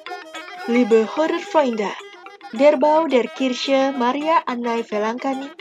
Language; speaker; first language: German; non-native, fluent; Indonesian